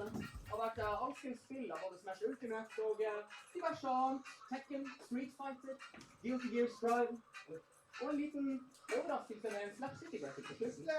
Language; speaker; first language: Norwegian; native; Norwegian